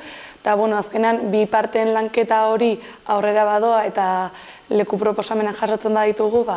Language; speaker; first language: Basque; native; Basque